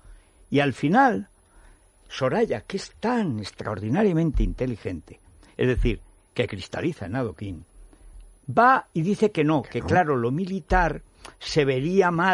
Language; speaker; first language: Spanish; native; Spanish